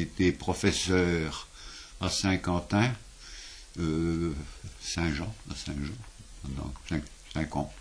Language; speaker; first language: French; native; French